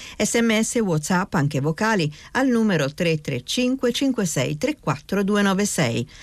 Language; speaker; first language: Italian; native; Italian